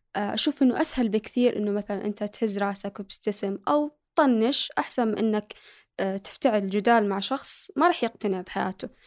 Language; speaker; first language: Arabic; early bilingual, other home language; Somali